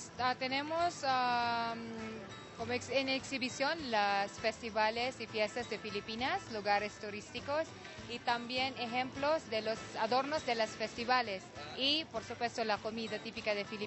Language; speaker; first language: Spanish; non-native, fluent; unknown